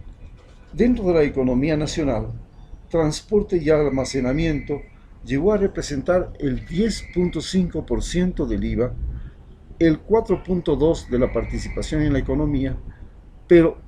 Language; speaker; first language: Spanish; native; Spanish